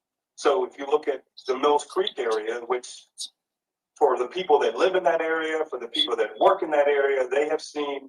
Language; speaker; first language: English; native; English